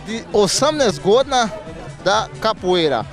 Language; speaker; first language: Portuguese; non-native, learner; Croatian